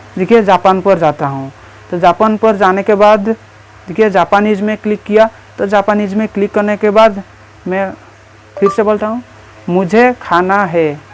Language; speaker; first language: Hindi; non-native, local second language; Bangla